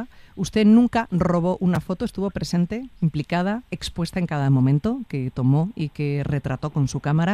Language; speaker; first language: Spanish; native; Spanish